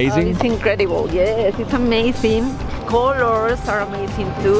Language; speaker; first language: English; non-native, learner; Spanish